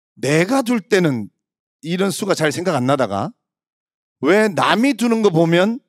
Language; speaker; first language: Korean; native; Korean